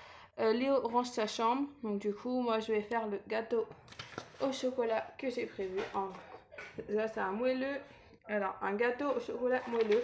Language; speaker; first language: French; native; French